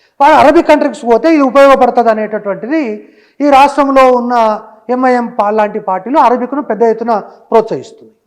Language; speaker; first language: Telugu; native; Telugu